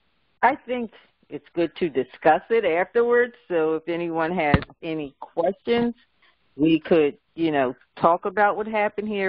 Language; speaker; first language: English; native; English